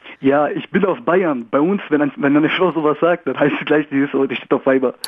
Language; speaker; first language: German; early bilingual, other home language; Greek